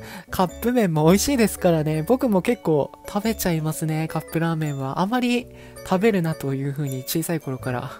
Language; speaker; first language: Japanese; native; Japanese